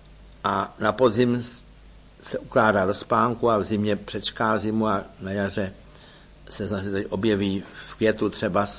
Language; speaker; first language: Czech; native; Czech